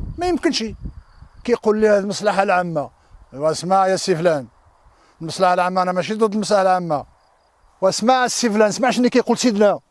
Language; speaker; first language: Arabic; non-native, local second language; Riffian